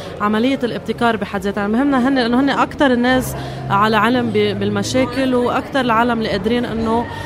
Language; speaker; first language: Arabic; native; Arabic